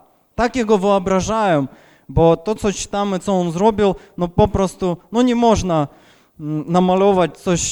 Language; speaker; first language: Polish; non-native, fluent; Ukrainian